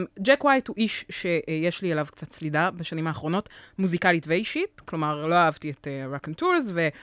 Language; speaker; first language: Hebrew; native; Hebrew